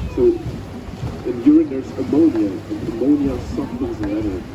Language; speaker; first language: English; non-native, fluent; Dutch